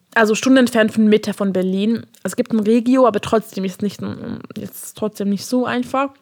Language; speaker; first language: German; non-native, fluent; Hungarian